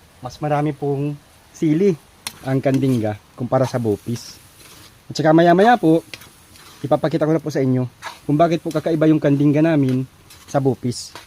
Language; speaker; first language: Filipino; non-native, local second language; Bikol